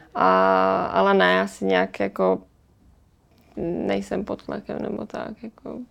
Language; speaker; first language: Czech; native; Czech